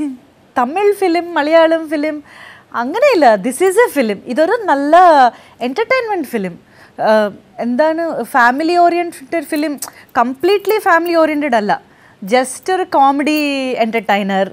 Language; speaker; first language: Malayalam; non-native, fluent; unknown